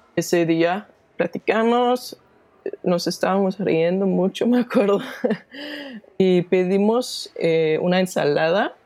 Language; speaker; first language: Spanish; non-native, fluent; Danish